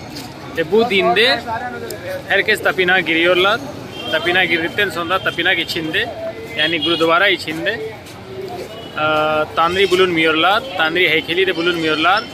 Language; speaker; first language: Turkish; non-native, fluent; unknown